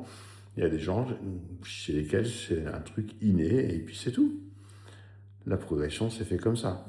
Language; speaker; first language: French; native; French